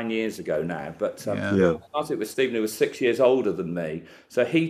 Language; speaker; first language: English; native; English